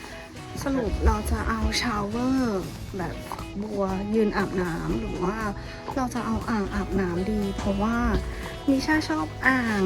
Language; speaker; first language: Thai; native; Thai